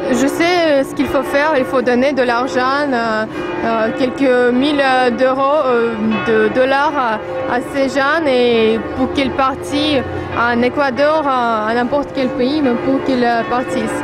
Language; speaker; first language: French; non-native, fluent; Russian